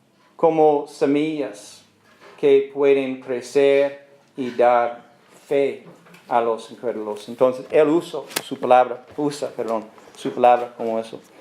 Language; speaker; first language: Spanish; non-native, learner; English